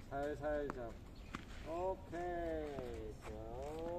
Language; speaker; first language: Korean; native; Korean